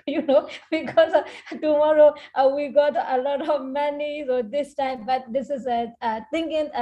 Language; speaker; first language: English; non-native, learner; Burmese